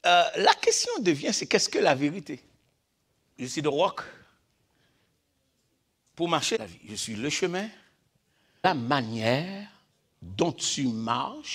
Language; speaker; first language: French; native; French